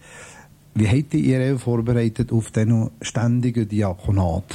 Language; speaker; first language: German; native; German